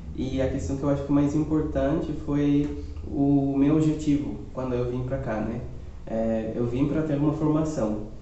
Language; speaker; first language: Portuguese; non-native, fluent; Spanish